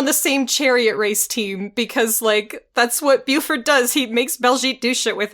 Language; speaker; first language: English; native; English